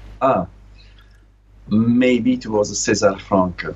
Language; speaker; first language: English; non-native, learner; Italian